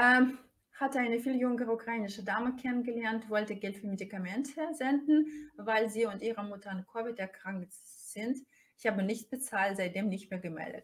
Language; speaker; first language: German; non-native, fluent; Russian